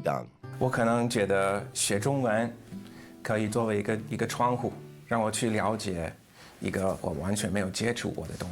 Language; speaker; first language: Chinese; non-native, fluent; English